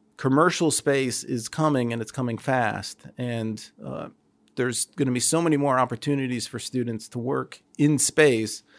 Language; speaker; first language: English; native; English